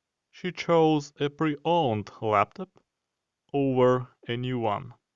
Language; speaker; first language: English; non-native, fluent; Ukrainian